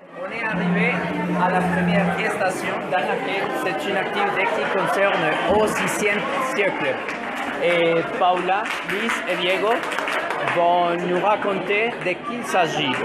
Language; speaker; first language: French; non-native, learner; Spanish